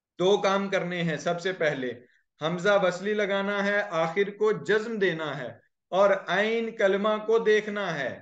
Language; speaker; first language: Urdu; native; Urdu